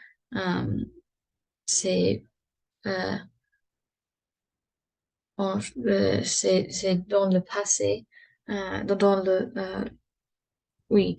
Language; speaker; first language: French; non-native, learner; English